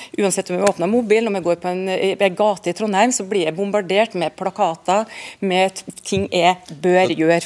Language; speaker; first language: Norwegian; native; Norwegian